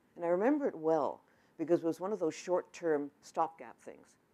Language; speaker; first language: English; native; English